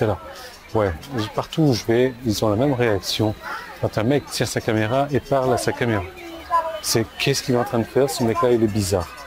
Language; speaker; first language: French; native; French